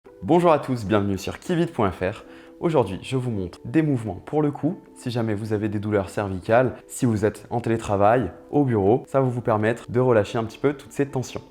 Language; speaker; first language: French; native; French